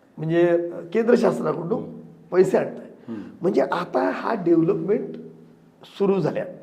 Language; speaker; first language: Marathi; native; Marathi